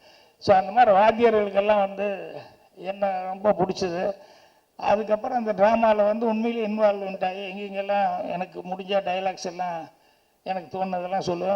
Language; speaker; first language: Tamil; native; Tamil